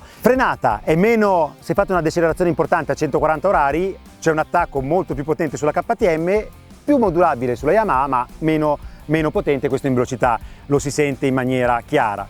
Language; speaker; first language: Italian; native; Italian